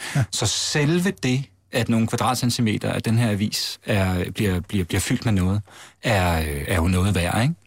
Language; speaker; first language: Danish; native; Danish